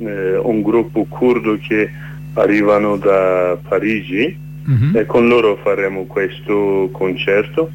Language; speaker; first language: Italian; non-native, learner; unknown